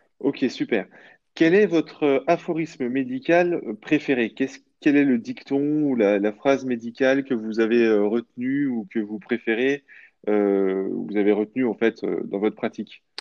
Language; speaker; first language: French; native; French